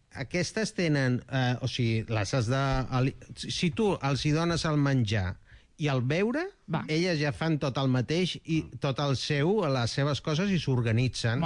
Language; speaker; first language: Catalan; non-native, local second language; Spanish